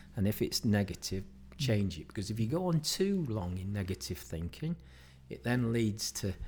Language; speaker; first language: English; native; English